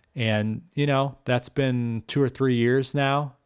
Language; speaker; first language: English; native; English